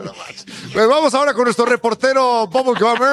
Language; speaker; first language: Spanish; native; Spanish